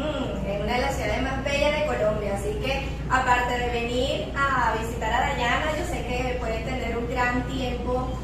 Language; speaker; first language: Spanish; native; Spanish